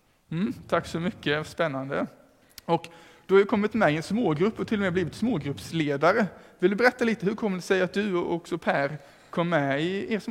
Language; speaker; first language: Swedish; native; Swedish